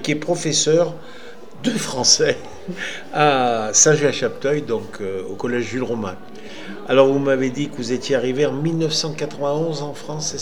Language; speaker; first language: French; native; French